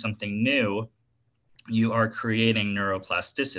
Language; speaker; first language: English; native; English